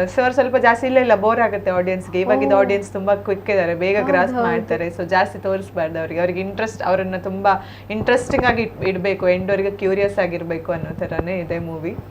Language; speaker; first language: Kannada; non-native, local second language; Konkani